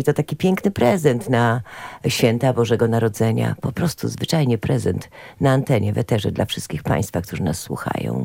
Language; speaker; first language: Polish; native; Polish